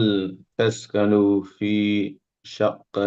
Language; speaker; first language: Arabic; non-native, learner; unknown